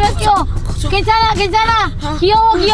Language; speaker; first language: Korean; non-native, learner; Indonesian